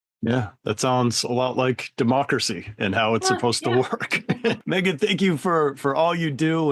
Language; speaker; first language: English; native; English